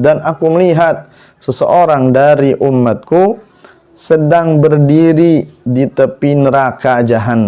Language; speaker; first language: Indonesian; native; Indonesian